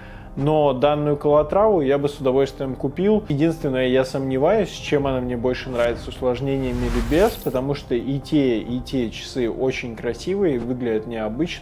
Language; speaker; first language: Russian; native; Russian